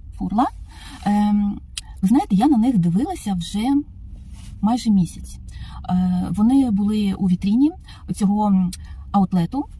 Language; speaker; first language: Ukrainian; native; Ukrainian